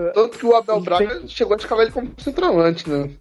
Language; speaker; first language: Portuguese; native; Portuguese